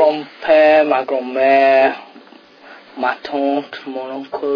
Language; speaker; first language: French; non-native, learner; English